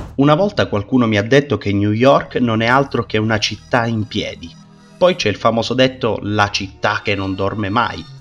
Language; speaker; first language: Italian; native; Italian